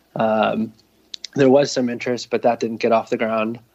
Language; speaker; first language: English; native; English